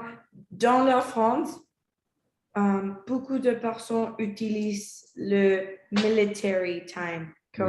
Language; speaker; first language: French; non-native, learner; Spanish